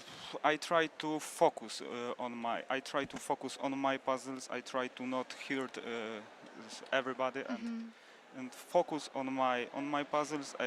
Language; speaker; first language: English; non-native, learner; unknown